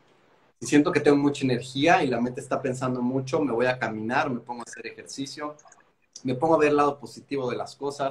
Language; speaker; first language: Spanish; native; Spanish